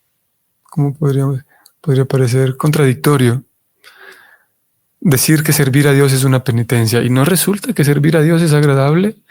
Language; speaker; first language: Spanish; native; Spanish